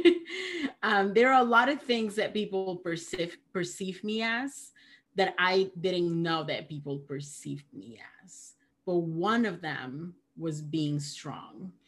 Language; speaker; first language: English; early bilingual, other home language; Spanish